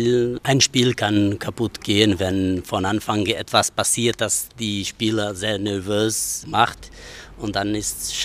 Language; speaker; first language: German; non-native, learner; Portuguese